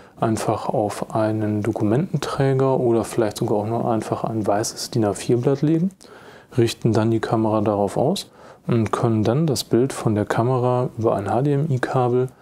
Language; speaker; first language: German; native; German